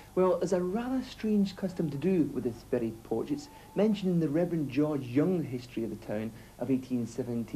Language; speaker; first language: English; native; English